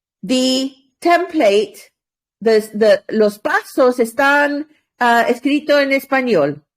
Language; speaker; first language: Spanish; non-native, learner; English